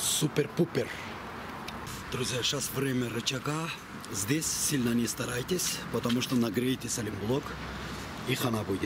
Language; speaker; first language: Russian; non-native, fluent; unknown